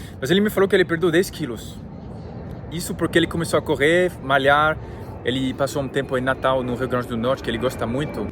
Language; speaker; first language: Portuguese; non-native, fluent; French